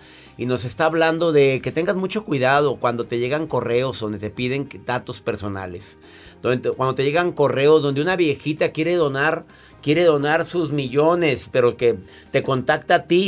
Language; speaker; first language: Spanish; native; Spanish